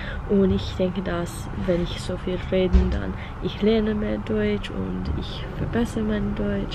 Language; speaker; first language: German; non-native, learner; English